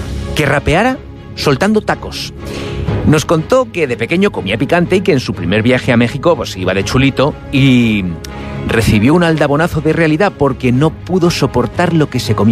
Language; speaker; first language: Spanish; native; Spanish